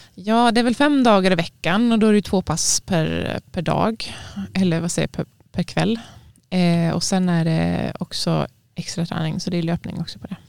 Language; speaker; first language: Swedish; native; Swedish